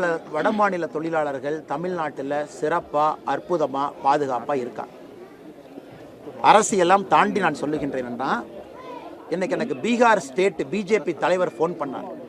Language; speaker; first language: Tamil; native; Tamil